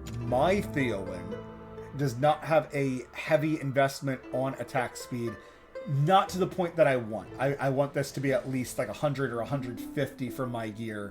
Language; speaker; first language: English; native; English